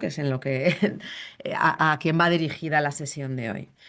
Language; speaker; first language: Spanish; native; Spanish